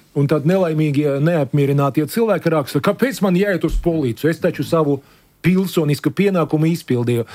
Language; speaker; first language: Latvian; non-native, local second language; Russian